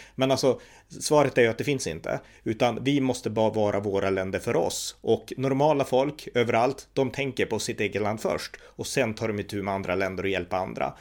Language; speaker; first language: Swedish; native; Swedish